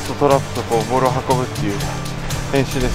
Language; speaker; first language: Japanese; native; Japanese